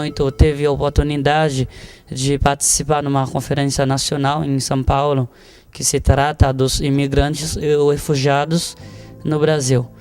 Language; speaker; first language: Portuguese; non-native, fluent; Haitian Creole